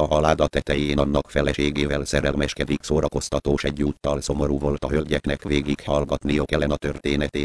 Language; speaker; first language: Hungarian; native; Hungarian